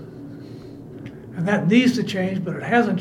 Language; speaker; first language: English; native; English